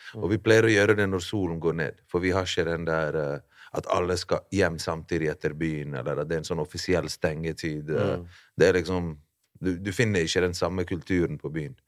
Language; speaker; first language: Norwegian; early bilingual, other home language; Bosnian